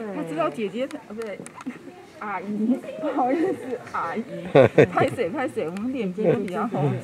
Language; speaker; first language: Chinese; native; Chinese